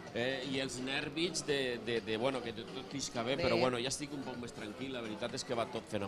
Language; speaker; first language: Catalan; native; Catalan